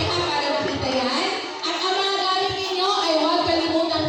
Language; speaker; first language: Filipino; native; Filipino